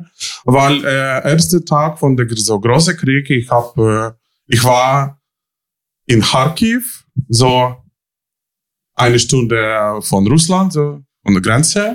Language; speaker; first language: German; non-native, fluent; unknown